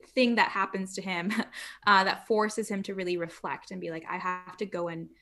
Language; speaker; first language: English; native; English